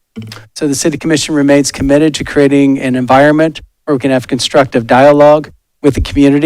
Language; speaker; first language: English; native; English